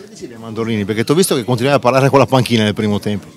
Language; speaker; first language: Italian; native; Italian